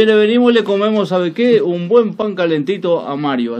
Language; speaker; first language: Spanish; native; Spanish